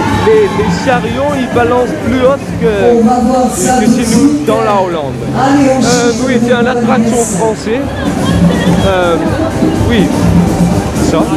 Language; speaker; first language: French; non-native, learner; Dutch